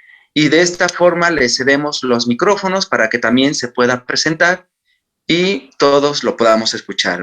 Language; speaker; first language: Spanish; native; Spanish